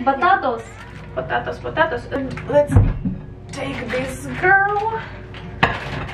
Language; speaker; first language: English; non-native, fluent; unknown